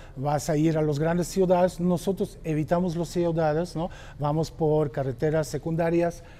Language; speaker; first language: Spanish; non-native, fluent; German